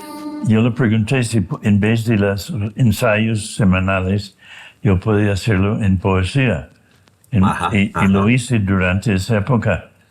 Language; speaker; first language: Spanish; non-native, fluent; English